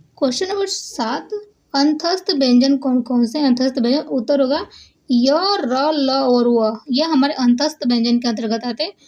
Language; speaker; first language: Hindi; native; Hindi